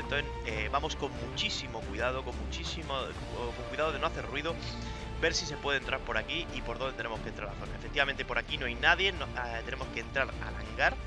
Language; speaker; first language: Spanish; native; Spanish